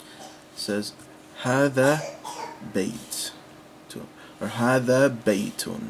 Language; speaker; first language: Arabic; non-native, fluent; English